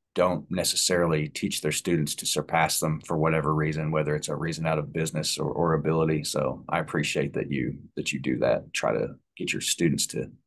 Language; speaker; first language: English; native; English